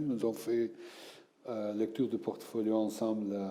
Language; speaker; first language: French; non-native, fluent; Portuguese